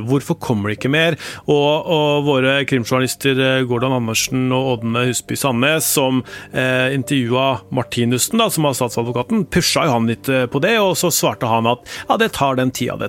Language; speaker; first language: Norwegian; native; Norwegian